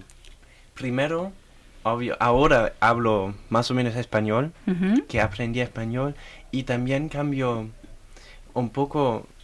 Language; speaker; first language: Spanish; non-native, learner; German